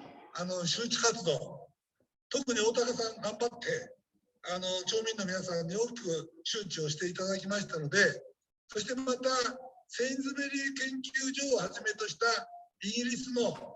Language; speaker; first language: Japanese; native; Japanese